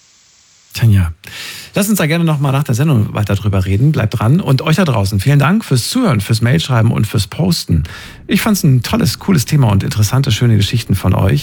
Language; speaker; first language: German; native; German